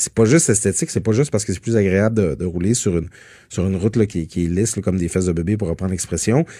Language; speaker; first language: French; native; French